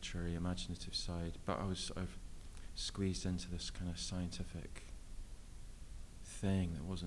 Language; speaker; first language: English; native; English